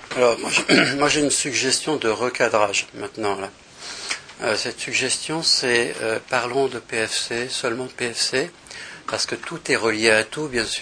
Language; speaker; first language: French; native; French